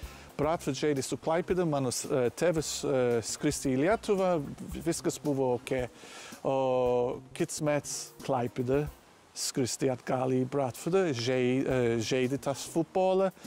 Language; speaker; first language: Lithuanian; non-native, learner; English